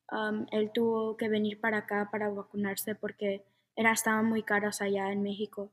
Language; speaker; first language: Spanish; early bilingual, heritage; Spanish